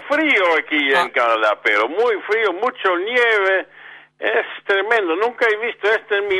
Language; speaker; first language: Spanish; non-native, fluent; Dutch